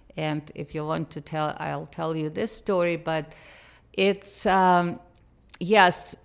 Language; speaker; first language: English; non-native, fluent; Russian